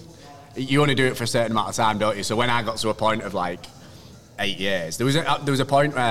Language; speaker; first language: English; native; English